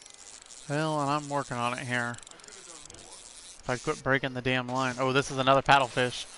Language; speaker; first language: English; native; English